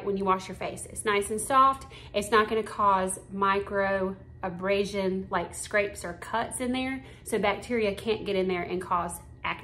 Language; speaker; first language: English; native; English